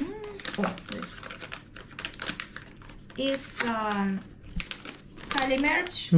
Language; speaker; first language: English; non-native, learner; Russian